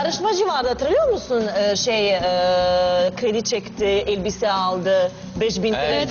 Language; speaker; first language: Turkish; non-native, learner; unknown